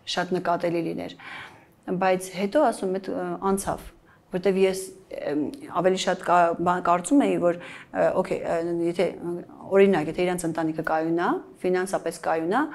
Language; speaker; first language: Armenian; native; Armenian